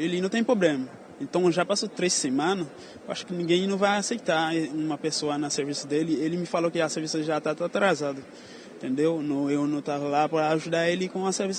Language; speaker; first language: Portuguese; non-native, learner; Haitian Creole